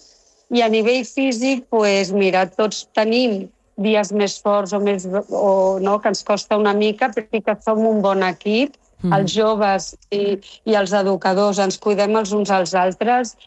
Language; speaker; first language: Catalan; non-native, local second language; Spanish